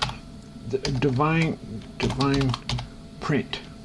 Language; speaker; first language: English; native; English